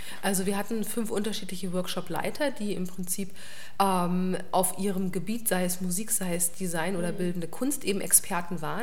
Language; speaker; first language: German; native; German